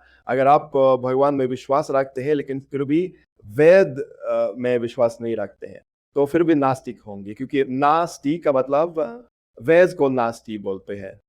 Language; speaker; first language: Hindi; non-native, fluent; Russian